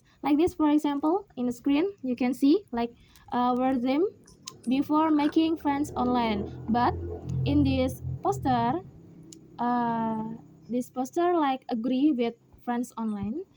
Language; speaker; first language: English; non-native, learner; Indonesian